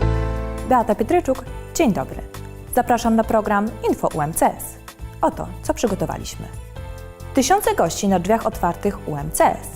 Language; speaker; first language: Polish; native; Polish